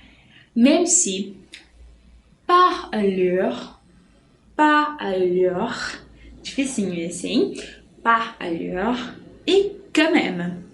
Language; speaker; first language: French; non-native, fluent; Portuguese